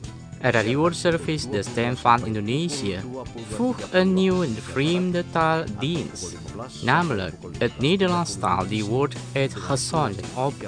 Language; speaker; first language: Dutch; non-native, learner; Indonesian